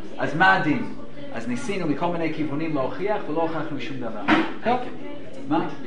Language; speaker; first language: Hebrew; non-native, fluent; English